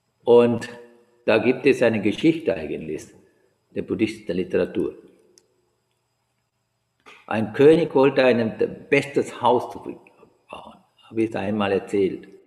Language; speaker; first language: German; non-native, learner; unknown